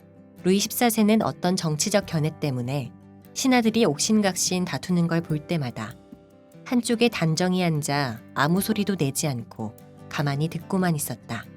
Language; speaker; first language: Korean; native; Korean